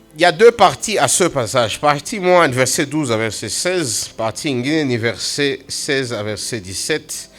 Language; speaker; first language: French; non-native, local second language; Swahili